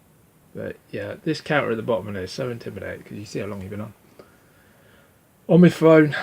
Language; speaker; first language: English; native; English